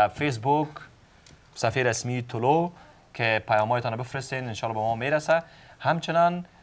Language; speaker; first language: Persian; native; Persian